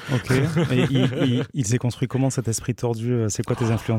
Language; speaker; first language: French; native; French